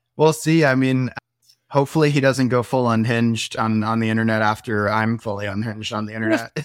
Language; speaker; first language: English; native; English